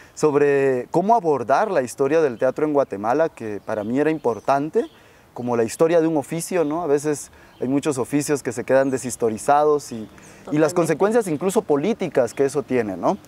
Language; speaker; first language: Spanish; native; Spanish